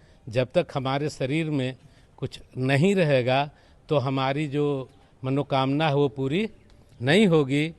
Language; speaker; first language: Hindi; native; Hindi